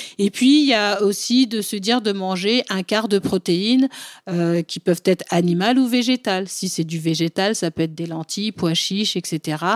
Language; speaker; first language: French; early bilingual, other home language; Bambara